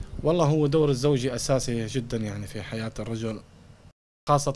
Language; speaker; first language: Arabic; native; Arabic